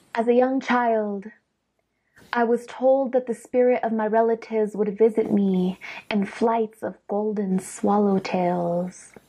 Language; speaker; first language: English; early bilingual, other home language; Spanish